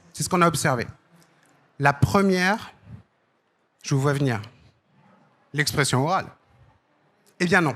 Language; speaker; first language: French; native; French